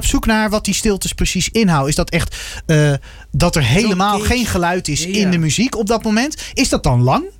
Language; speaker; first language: Dutch; native; Dutch